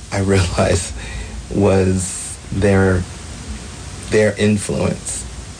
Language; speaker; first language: English; native; English